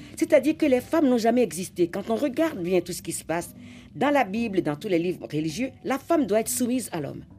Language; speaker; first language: French; non-native, local second language; Fon